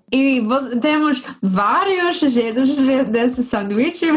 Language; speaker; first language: Portuguese; non-native, learner; English